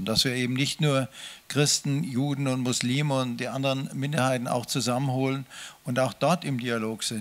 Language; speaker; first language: German; native; German